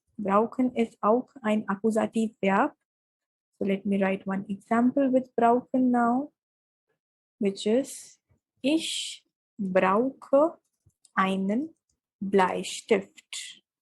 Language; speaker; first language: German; non-native, fluent; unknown